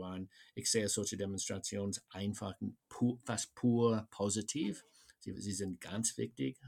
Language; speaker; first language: German; non-native, fluent; English